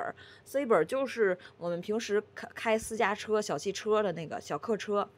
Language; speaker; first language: Chinese; native; Chinese